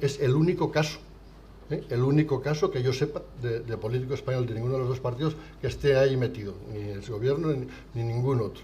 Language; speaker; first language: Spanish; native; Spanish